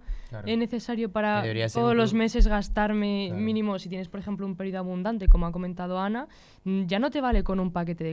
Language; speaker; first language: Spanish; native; Spanish